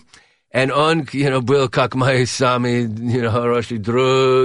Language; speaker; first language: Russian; non-native, learner; English